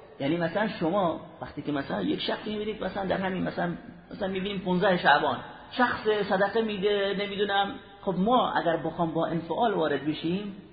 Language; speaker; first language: Persian; native; Persian